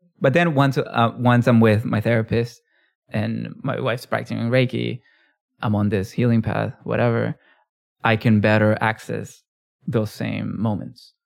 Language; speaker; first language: English; early bilingual, other home language; Spanish